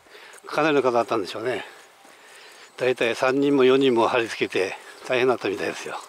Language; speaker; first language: Japanese; native; Japanese